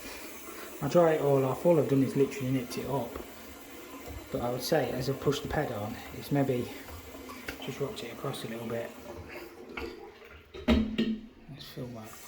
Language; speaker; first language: English; native; English